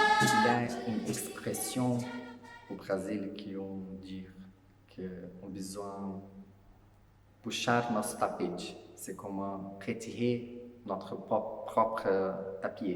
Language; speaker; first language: French; non-native, fluent; Portuguese